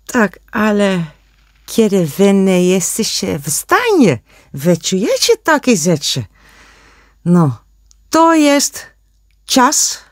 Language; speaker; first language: Polish; non-native, learner; Dutch